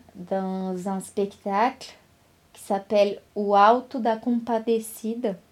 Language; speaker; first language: French; non-native, fluent; Portuguese